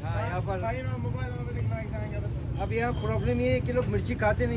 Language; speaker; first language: Hindi; non-native, fluent; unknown